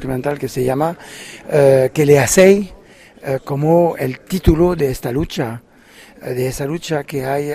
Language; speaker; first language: Spanish; non-native, fluent; French